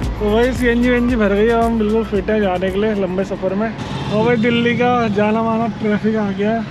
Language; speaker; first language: Hindi; native; Hindi